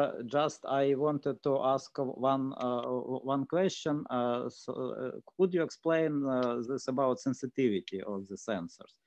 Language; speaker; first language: English; non-native, fluent; Russian